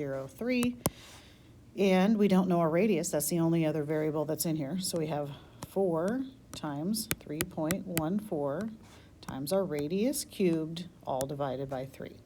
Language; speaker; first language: English; native; English